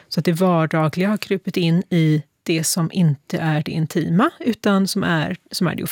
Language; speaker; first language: Swedish; native; Swedish